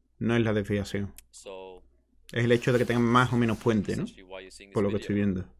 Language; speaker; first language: Spanish; native; Spanish